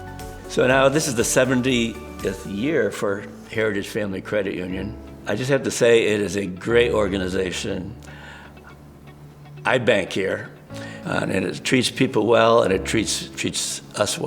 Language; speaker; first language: English; native; English